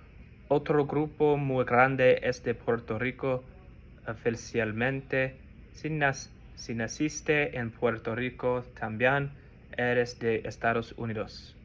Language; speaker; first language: Spanish; non-native, learner; English